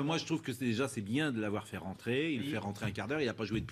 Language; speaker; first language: French; native; French